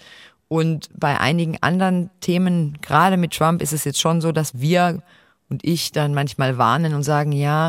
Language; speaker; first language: German; native; German